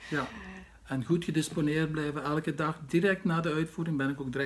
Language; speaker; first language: Dutch; native; Dutch